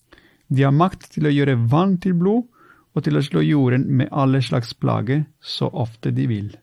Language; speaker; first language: Norwegian; non-native, fluent; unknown